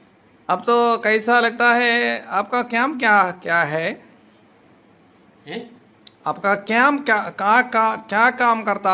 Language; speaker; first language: Hindi; non-native, local second language; Malayalam